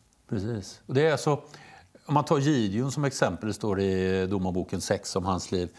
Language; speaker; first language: Swedish; native; Swedish